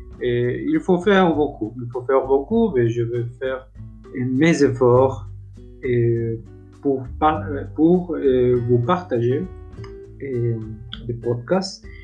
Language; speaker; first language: French; non-native, learner; Spanish